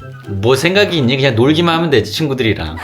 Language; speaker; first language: Korean; native; Korean